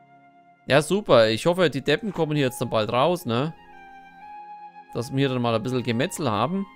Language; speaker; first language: German; native; German